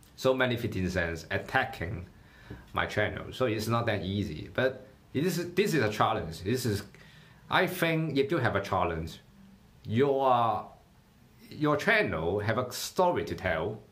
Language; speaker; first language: English; non-native, learner; Chinese